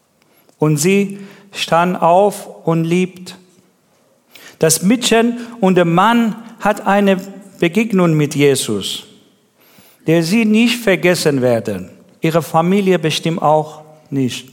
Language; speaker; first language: German; non-native, learner; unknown